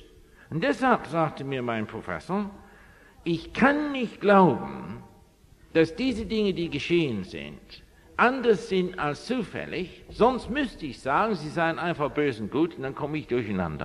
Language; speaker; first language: German; non-native, fluent; English